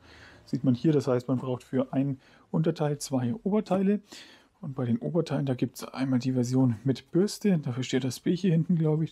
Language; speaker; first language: German; native; German